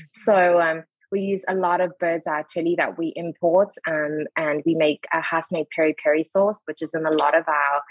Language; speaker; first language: English; native; English